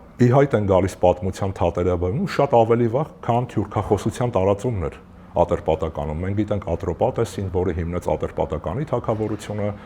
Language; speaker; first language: Armenian; native; Armenian